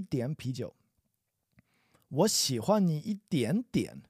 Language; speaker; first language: Chinese; non-native, fluent; English